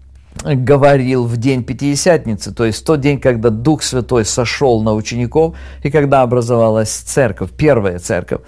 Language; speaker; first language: Russian; native; Russian